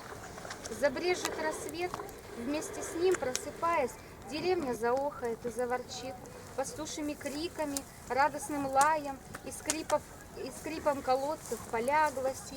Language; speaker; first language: Russian; native; Russian